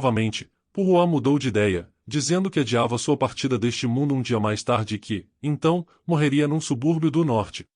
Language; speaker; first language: Portuguese; native; Portuguese